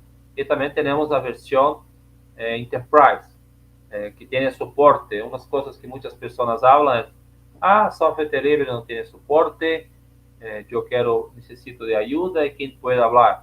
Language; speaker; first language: Spanish; non-native, learner; Portuguese